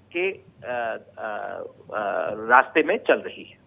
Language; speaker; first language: Hindi; non-native, local second language; Bangla